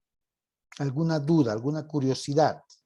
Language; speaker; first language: Spanish; native; Spanish